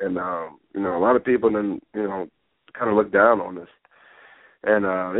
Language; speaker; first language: English; non-native, local second language; Yoruba